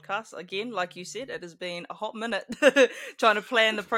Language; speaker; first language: English; native; English